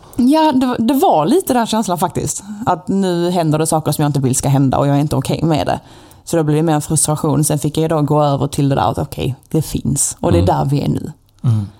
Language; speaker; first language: Swedish; native; Swedish